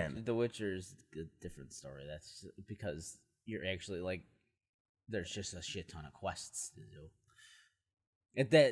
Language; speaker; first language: English; native; English